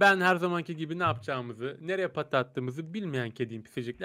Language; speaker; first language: Turkish; native; Turkish